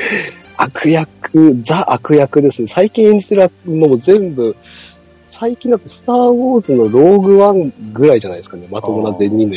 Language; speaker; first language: Japanese; native; Japanese